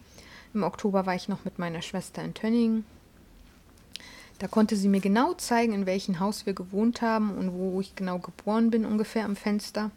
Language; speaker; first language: German; native; German